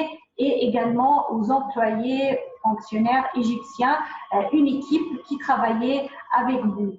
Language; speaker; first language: French; non-native, fluent; Arabic